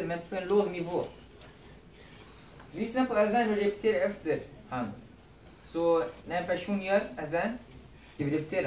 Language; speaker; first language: Swedish; non-native, fluent; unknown